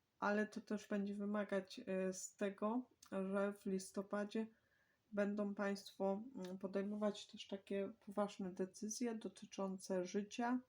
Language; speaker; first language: Polish; native; Polish